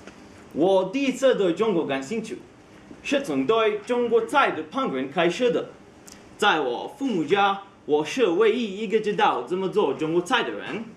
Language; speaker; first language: Chinese; non-native, learner; Hebrew